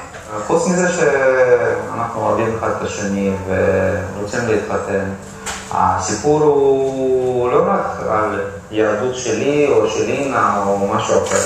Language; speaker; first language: Hebrew; non-native, fluent; Russian